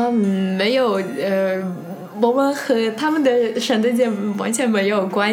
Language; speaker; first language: Chinese; non-native, fluent; Russian